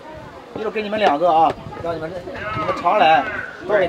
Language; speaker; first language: Chinese; native; Chinese